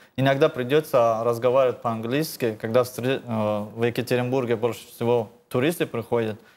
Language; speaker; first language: Russian; non-native, learner; Tajik